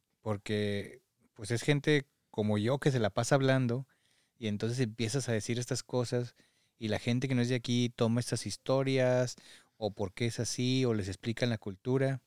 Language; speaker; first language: Spanish; native; Spanish